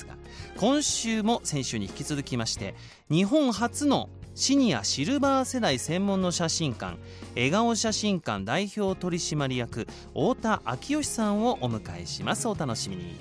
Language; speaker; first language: Japanese; native; Japanese